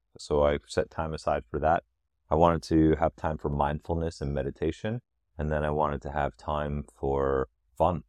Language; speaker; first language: English; native; English